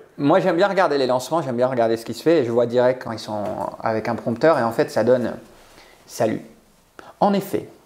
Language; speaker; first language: French; native; French